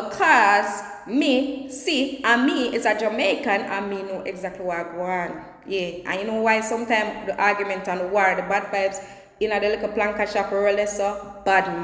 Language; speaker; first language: English; non-native, local second language; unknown